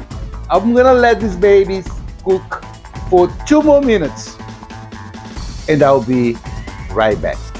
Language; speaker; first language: English; non-native, fluent; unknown